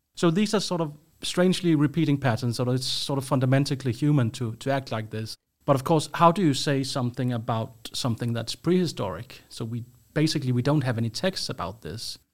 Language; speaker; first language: English; non-native, fluent; Danish